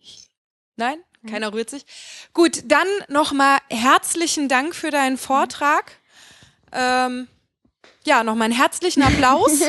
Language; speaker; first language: German; native; German